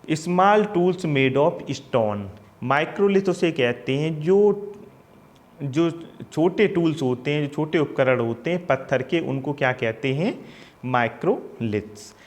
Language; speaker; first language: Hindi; native; Hindi